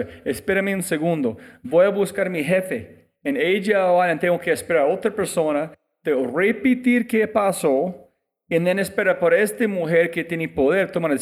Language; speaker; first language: Spanish; non-native, fluent; English